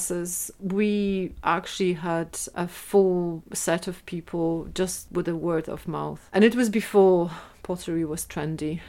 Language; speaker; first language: English; non-native, fluent; Polish